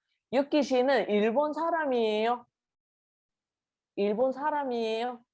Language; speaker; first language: Korean; non-native, fluent; Malay